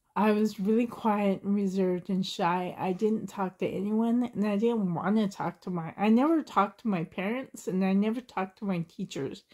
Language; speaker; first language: English; native; English